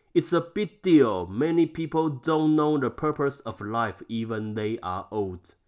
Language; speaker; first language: English; non-native, fluent; Chinese